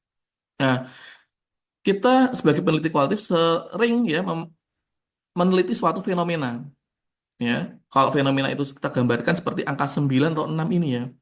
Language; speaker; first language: Indonesian; native; Indonesian